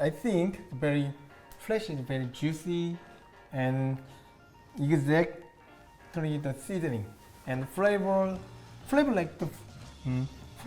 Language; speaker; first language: English; non-native, learner; Korean